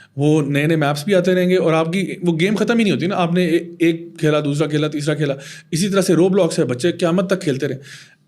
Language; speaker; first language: Urdu; native; Urdu